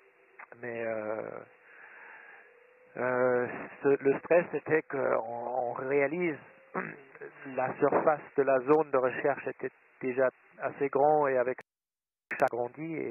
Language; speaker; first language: French; non-native, fluent; German